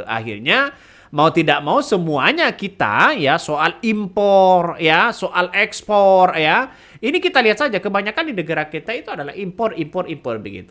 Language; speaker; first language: Indonesian; native; Indonesian